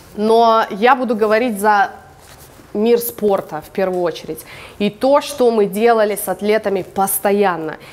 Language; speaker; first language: Russian; early bilingual, other home language; English